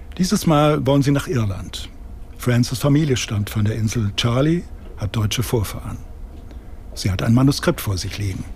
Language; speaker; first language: German; native; German